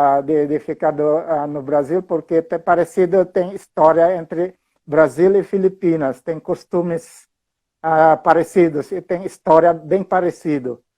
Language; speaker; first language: Portuguese; non-native, fluent; Filipino